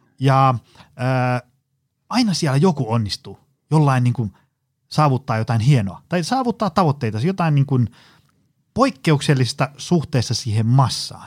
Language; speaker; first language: Finnish; native; Finnish